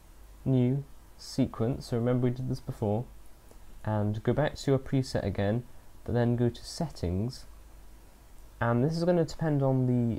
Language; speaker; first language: English; native; English